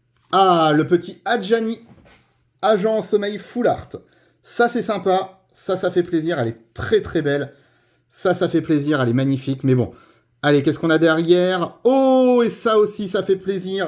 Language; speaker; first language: French; native; French